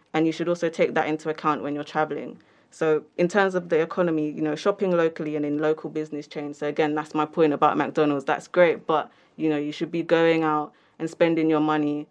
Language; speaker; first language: English; native; English